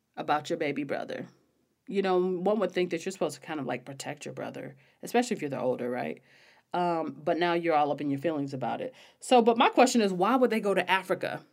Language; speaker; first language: English; native; English